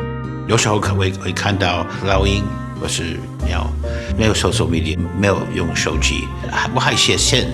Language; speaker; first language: Chinese; non-native, fluent; English